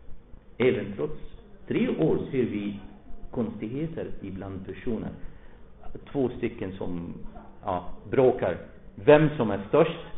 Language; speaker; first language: Swedish; non-native, fluent; Arabic